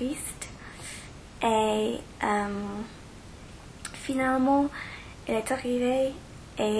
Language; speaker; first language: French; non-native, learner; English